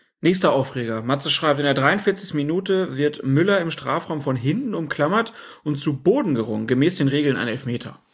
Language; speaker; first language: German; native; German